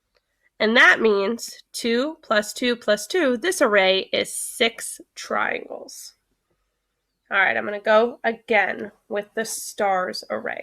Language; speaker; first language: English; native; English